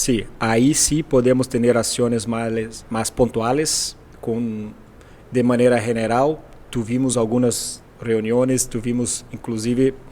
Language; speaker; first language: Spanish; non-native, fluent; Portuguese